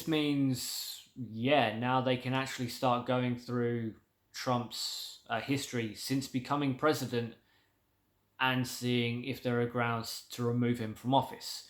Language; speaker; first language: English; native; English